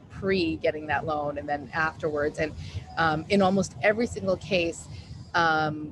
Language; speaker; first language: English; native; English